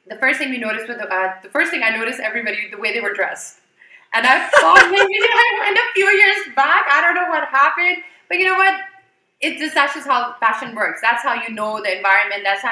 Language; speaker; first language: English; non-native, local second language; Urdu